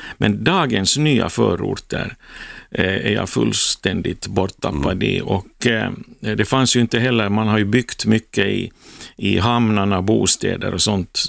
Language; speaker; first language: Swedish; native; Swedish